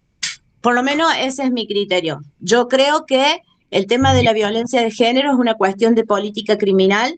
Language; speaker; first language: Spanish; native; Spanish